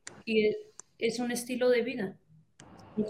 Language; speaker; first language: Spanish; early bilingual, heritage; Spanish